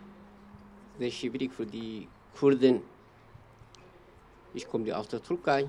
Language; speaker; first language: German; non-native, learner; Kurdish